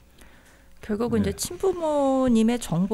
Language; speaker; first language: Korean; native; Korean